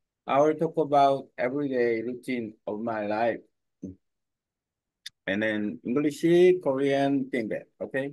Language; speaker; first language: English; non-native, learner; Korean